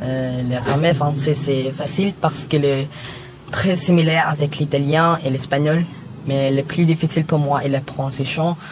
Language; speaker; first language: French; non-native, learner; Filipino